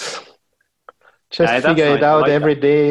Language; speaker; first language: English; non-native, fluent; German